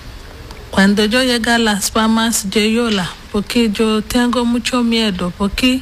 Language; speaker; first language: Spanish; non-native, learner; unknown